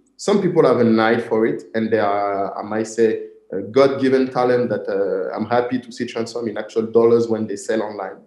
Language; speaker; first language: English; non-native, fluent; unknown